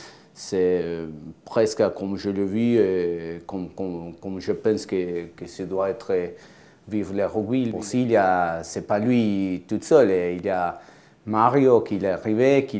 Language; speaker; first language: French; non-native, fluent; Spanish